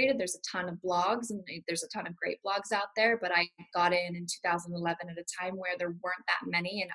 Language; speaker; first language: English; native; English